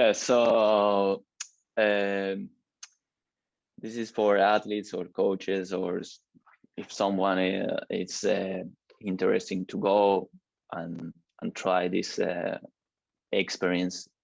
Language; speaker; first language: English; non-native, learner; Spanish